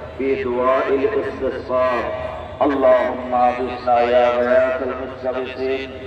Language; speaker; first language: Arabic; non-native, fluent; Bangla